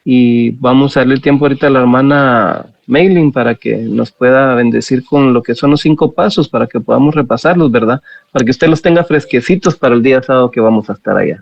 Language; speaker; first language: Spanish; native; Spanish